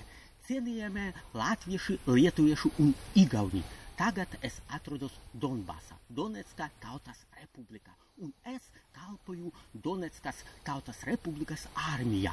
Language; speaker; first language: Latvian; non-native, local second language; Russian